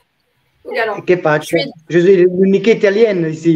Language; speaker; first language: French; non-native, learner; Italian